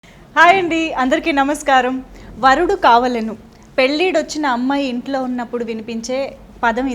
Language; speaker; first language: Telugu; native; Telugu